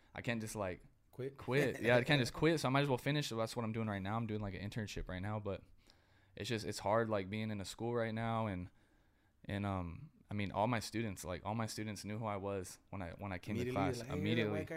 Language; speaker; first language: English; native; English